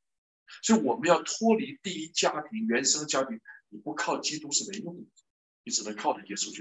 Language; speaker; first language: Chinese; native; Chinese